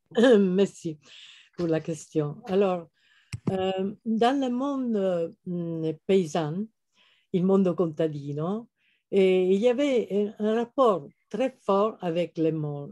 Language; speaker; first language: French; non-native, fluent; Italian